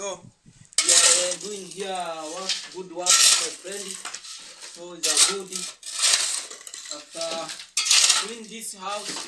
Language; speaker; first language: English; non-native, learner; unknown